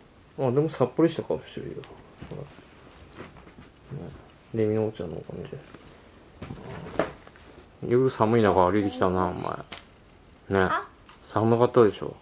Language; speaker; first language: Japanese; native; Japanese